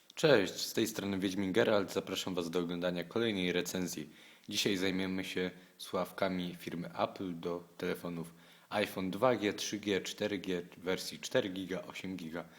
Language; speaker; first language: Polish; native; Polish